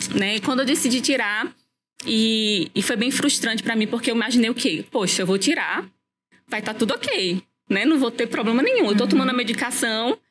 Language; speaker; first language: Portuguese; native; Portuguese